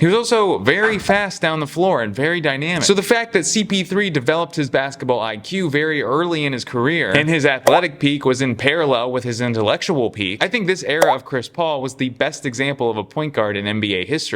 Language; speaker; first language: English; native; English